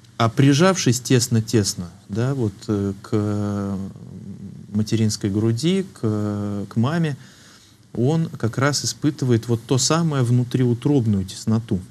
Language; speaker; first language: Russian; native; Russian